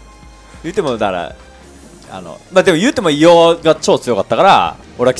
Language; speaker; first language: Japanese; native; Japanese